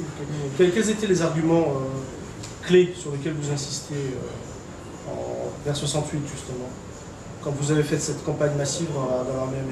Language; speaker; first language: French; native; French